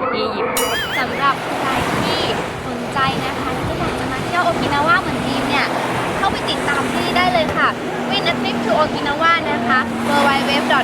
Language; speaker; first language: Thai; native; Thai